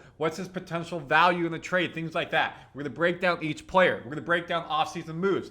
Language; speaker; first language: English; native; English